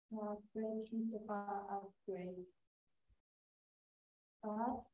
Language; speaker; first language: English; non-native, learner; Japanese